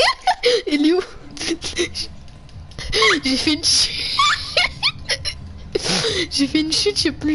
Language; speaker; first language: French; native; French